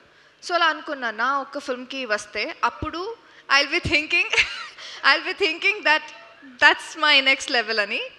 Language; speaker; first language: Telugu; non-native, local second language; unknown